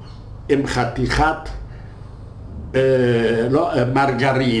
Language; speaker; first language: Hebrew; non-native, fluent; Yiddish